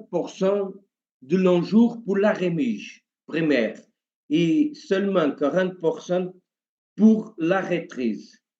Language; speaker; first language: French; non-native, learner; Portuguese